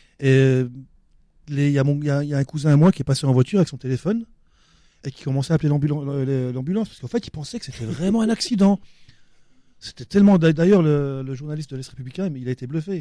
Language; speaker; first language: French; native; French